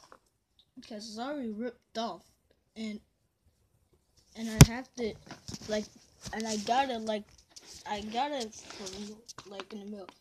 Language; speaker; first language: English; native; English